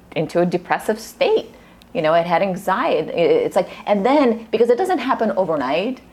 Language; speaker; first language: English; early bilingual, other home language; Russian